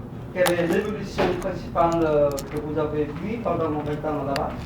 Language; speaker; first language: French; non-native, learner; Vietnamese